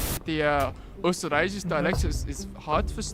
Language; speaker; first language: German; non-native, learner; English